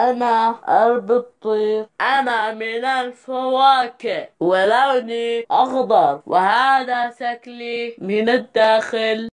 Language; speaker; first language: Arabic; non-native, learner; Malayalam